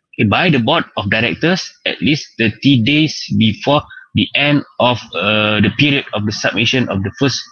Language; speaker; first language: English; non-native, local second language; Malay